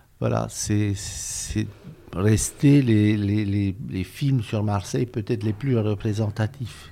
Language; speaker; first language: French; non-native, fluent; Romanian